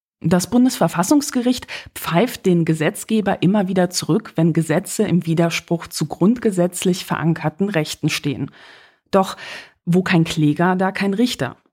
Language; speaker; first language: German; early bilingual, other home language; Polish